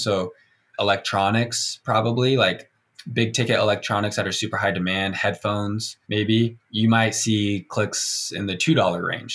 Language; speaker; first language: English; native; English